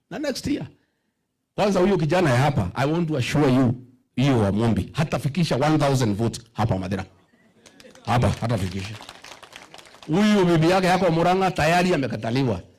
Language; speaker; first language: Swahili; non-native, local second language; Kikuyu